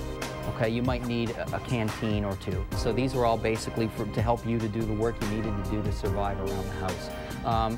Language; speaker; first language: English; native; English